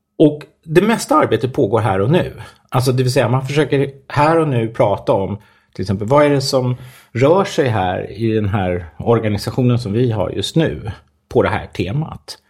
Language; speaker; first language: Swedish; native; Swedish